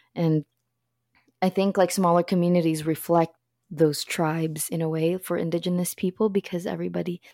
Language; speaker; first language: English; early bilingual, other home language; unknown